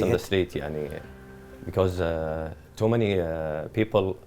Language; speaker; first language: English; non-native, learner; Arabic